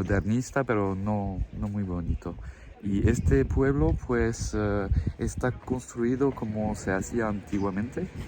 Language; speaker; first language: Spanish; non-native, fluent; French